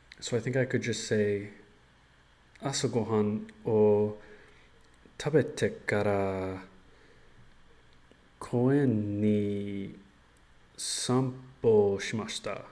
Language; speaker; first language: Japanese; non-native, learner; English